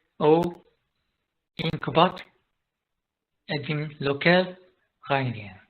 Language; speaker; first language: Danish; non-native, learner; Japanese